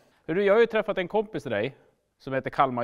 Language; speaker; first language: Swedish; native; Swedish